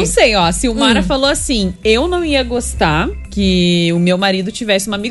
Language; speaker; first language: Portuguese; native; Portuguese